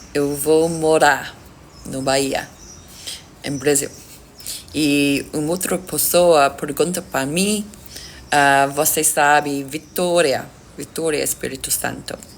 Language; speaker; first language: Portuguese; non-native, learner; English